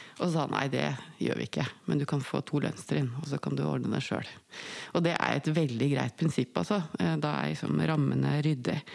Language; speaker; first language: Norwegian; native; Norwegian